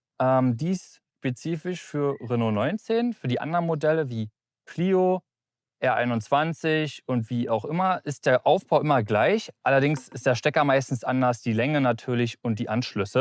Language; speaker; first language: German; native; German